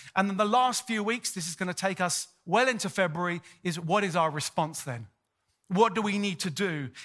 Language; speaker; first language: English; native; English